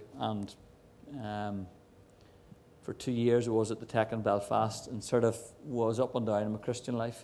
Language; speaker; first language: English; native; English